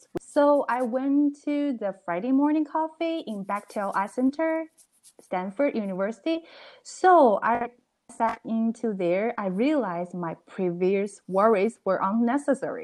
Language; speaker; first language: English; non-native, learner; Chinese